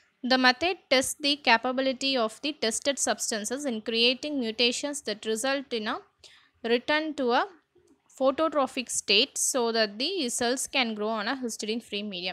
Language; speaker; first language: English; non-native, local second language; Tamil